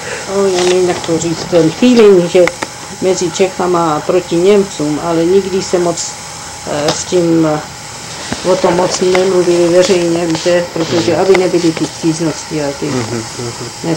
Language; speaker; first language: Czech; early bilingual, heritage; Czech